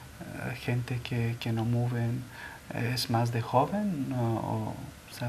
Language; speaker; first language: Spanish; non-native, learner; Bulgarian